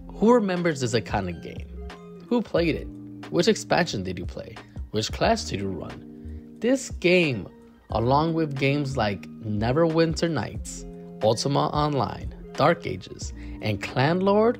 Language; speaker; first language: English; native; English